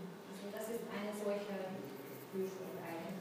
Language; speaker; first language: German; non-native, fluent; Hungarian